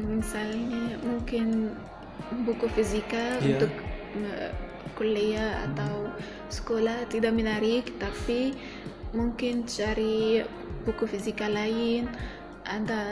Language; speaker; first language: Indonesian; non-native, learner; Arabic